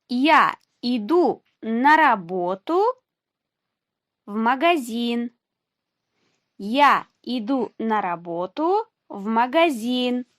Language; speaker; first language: Russian; non-native, fluent; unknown